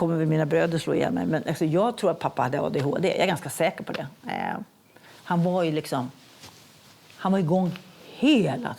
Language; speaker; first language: Swedish; native; Swedish